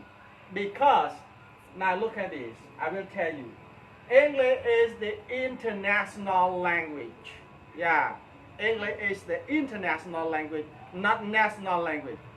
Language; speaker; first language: English; non-native, fluent; Khmer